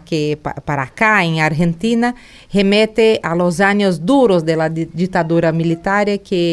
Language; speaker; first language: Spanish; non-native, learner; Portuguese